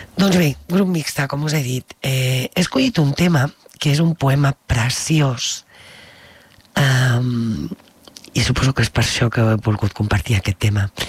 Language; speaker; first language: Catalan; native; Catalan